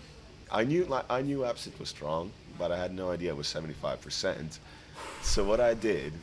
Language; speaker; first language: English; non-native, fluent; Croatian